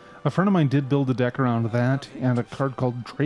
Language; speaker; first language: English; native; English